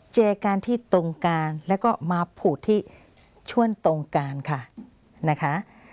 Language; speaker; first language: Thai; non-native, fluent; Burmese